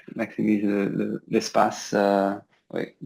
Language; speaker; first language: French; non-native, learner; English